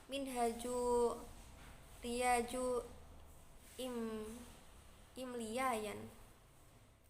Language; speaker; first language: Arabic; non-native, learner; Indonesian